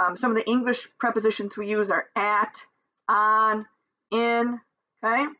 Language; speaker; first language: English; native; English